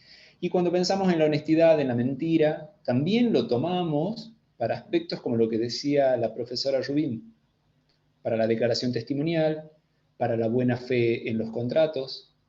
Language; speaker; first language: Spanish; native; Spanish